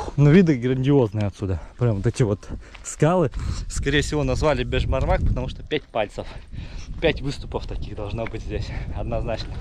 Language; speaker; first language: Russian; native; Russian